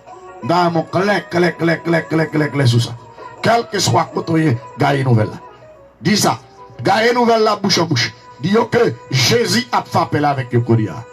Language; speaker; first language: French; non-native, local second language; Haitian Creole